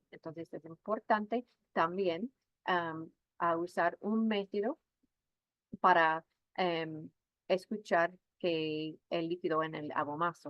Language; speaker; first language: Spanish; non-native, fluent; English